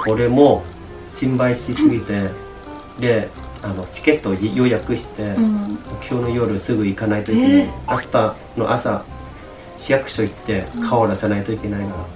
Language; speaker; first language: Japanese; non-native, fluent; Vietnamese